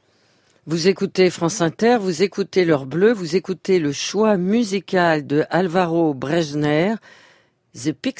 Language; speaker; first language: French; native; French